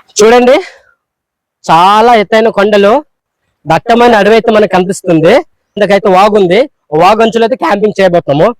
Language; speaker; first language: Telugu; non-native, local second language; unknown